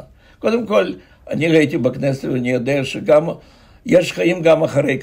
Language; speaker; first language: Hebrew; non-native, fluent; Russian